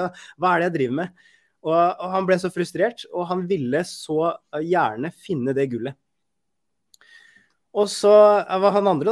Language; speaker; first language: Norwegian; native; Norwegian